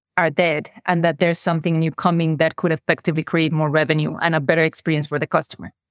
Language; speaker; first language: English; non-native, fluent; Spanish